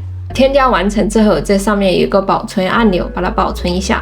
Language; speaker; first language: Chinese; native; Chinese